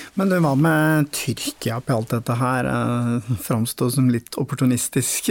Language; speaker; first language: Norwegian; native; Norwegian